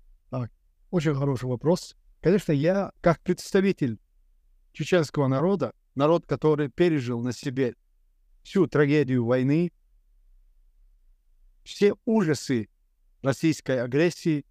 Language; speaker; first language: Russian; non-native, local second language; Chechen